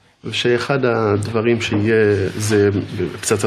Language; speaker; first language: Hebrew; native; Hebrew